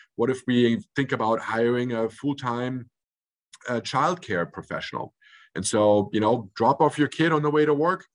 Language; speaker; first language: English; early bilingual, other home language; German